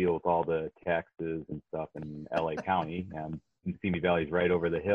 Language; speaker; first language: English; native; English